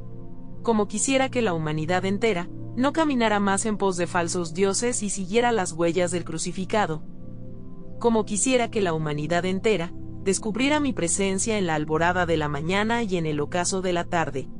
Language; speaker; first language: Spanish; native; Spanish